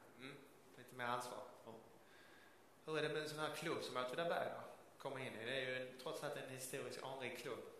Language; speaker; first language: Swedish; native; Swedish